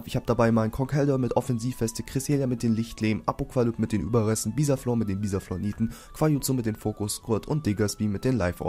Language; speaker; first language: German; native; German